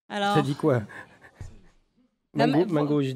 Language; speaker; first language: French; native; French